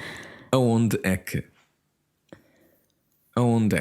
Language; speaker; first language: Portuguese; non-native, learner; English